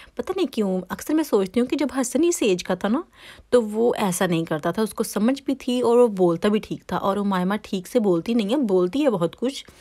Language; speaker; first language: Urdu; native; Urdu